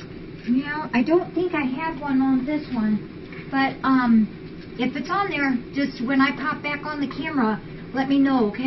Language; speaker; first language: English; native; English